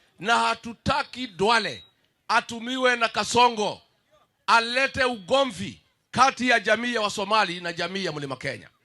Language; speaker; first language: Swahili; native; Swahili